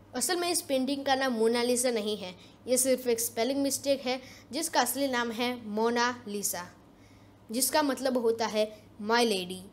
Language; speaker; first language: Hindi; non-native, local second language; Gujarati